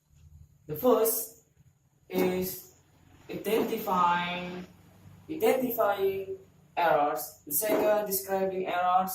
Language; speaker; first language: English; non-native, learner; Indonesian